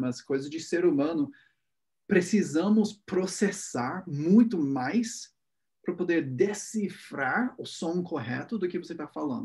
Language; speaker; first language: Portuguese; non-native, fluent; English